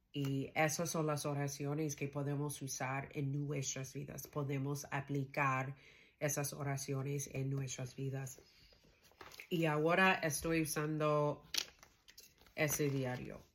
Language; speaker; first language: Spanish; non-native, learner; English